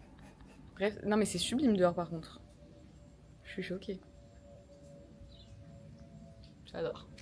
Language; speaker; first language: French; native; French